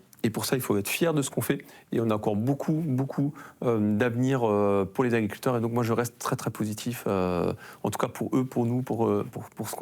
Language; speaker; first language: French; native; French